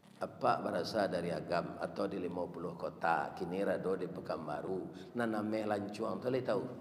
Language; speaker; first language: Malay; non-native, local second language; Minangkabau